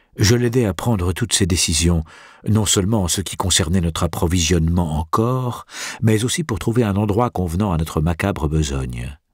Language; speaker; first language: French; native; French